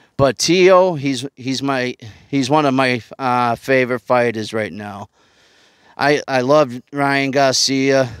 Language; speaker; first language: English; native; English